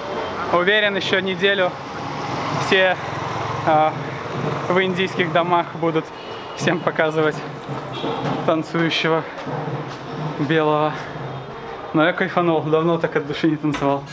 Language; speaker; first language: Russian; native; Russian